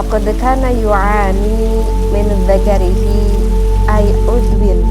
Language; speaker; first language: Arabic; non-native, fluent; Indonesian